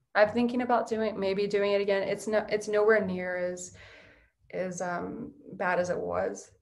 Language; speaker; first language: English; native; English